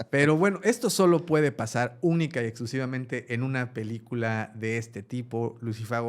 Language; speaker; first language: Spanish; native; Spanish